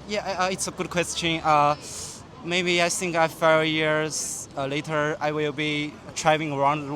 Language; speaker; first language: English; non-native, learner; Chinese